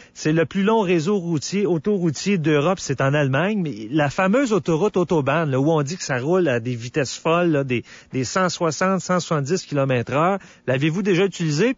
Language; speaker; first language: French; native; French